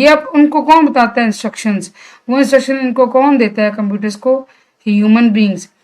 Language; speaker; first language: Urdu; non-native, local second language; Punjabi